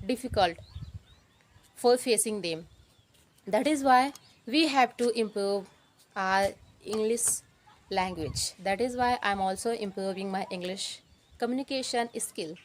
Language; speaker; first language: English; non-native, learner; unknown